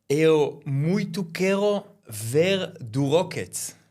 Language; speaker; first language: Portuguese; non-native, learner; English